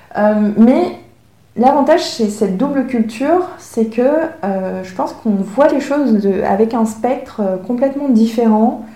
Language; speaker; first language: French; early bilingual, other home language; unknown